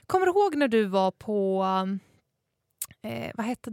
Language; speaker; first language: Swedish; native; Swedish